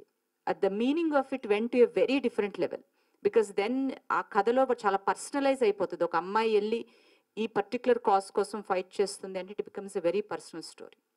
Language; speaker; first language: Telugu; native; Telugu